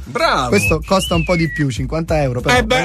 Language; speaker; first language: Italian; native; Italian